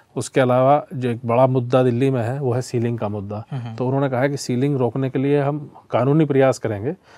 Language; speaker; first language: Hindi; native; Hindi